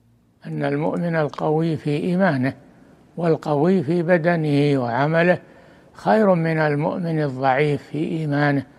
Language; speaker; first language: Arabic; native; Arabic